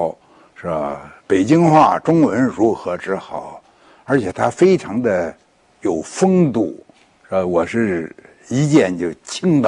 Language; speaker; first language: Chinese; native; Chinese